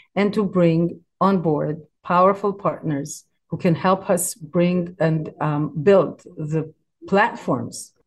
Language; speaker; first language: English; non-native, fluent; Hebrew